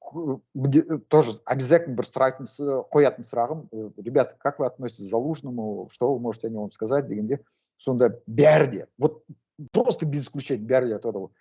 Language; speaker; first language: Russian; non-native, local second language; Kazakh